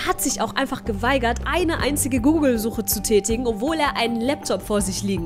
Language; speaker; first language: German; native; German